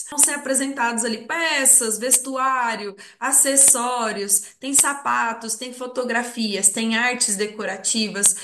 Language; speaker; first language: Portuguese; native; Portuguese